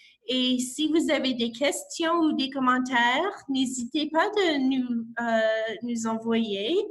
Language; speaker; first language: French; non-native, local second language; English